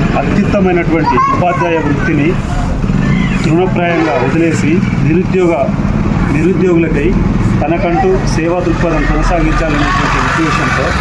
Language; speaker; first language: Telugu; native; Telugu